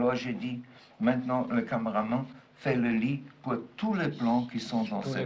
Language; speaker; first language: French; non-native, fluent; German